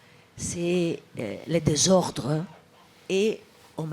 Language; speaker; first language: French; non-native, fluent; Italian